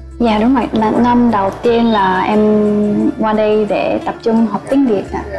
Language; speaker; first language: Vietnamese; non-native, fluent; Japanese